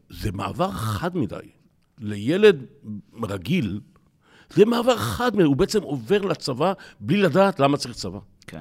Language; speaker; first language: Hebrew; native; Hebrew